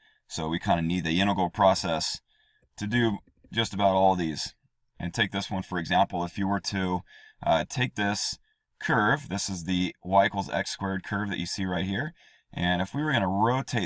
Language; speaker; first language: English; native; English